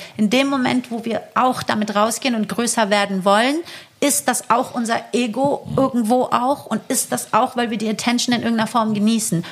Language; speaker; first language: German; early bilingual, other home language; Persian